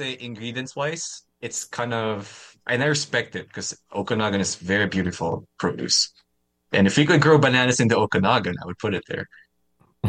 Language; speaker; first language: English; non-native, local second language; Filipino